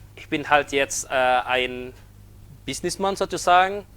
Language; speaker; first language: German; non-native, learner; Indonesian